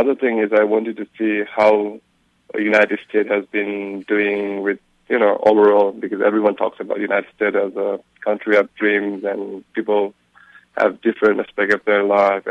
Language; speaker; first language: English; non-native, local second language; Eastern Tamang